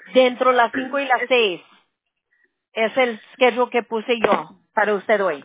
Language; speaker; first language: Spanish; early bilingual, heritage; Spanish